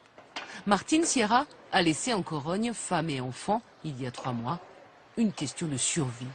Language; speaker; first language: French; native; French